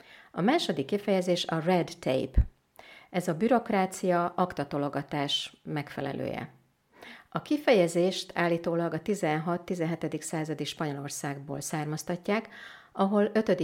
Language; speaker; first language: Hungarian; native; Hungarian